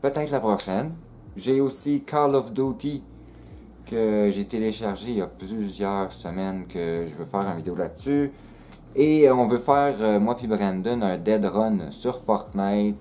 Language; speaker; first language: French; native; French